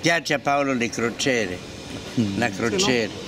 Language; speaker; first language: Italian; non-native, learner; French